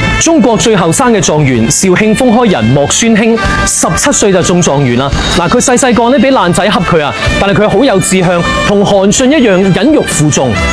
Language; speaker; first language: Cantonese; native; Cantonese